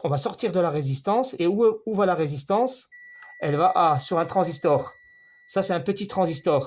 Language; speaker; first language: French; native; French